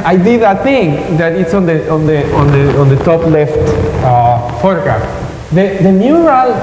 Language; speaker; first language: English; non-native, fluent; Spanish